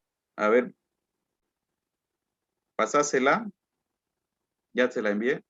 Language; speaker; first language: Spanish; native; Spanish